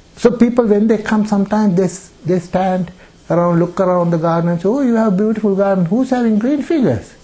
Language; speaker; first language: English; non-native, local second language; Sinhala